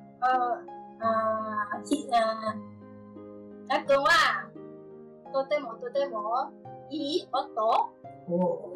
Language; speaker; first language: Japanese; non-native, learner; Vietnamese